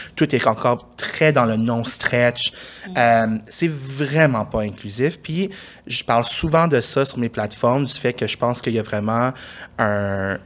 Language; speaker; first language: French; early bilingual, other home language; Persian